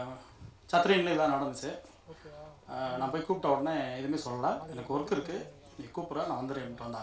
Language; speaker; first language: Tamil; native; Tamil